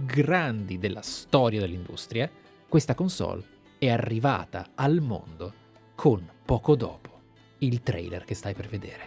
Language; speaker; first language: Italian; native; Italian